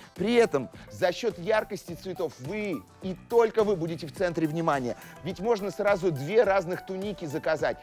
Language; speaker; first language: Russian; native; Russian